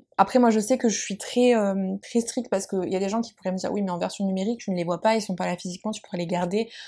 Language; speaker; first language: French; native; French